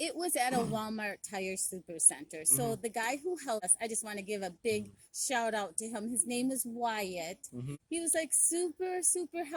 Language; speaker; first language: English; native; English